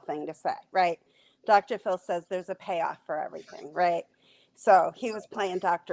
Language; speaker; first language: English; native; English